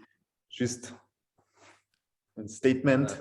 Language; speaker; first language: French; non-native, learner; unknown